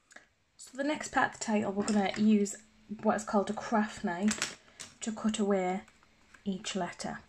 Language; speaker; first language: English; native; English